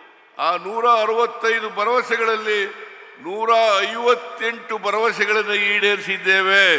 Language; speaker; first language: Kannada; native; Kannada